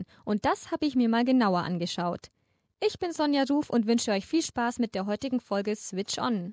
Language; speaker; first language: German; native; German